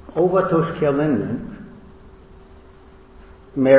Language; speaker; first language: Hungarian; non-native, learner; English